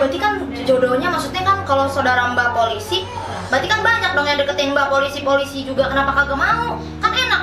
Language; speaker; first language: Indonesian; native; Indonesian